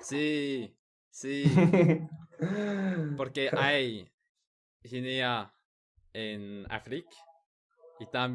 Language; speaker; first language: Spanish; non-native, learner; English